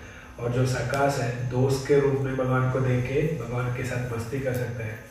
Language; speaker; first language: Hindi; non-native, fluent; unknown